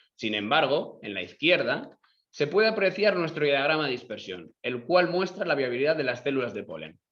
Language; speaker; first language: Spanish; native; Spanish